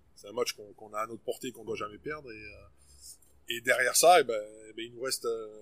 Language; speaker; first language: French; native; French